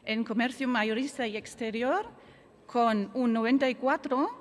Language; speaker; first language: Spanish; native; Spanish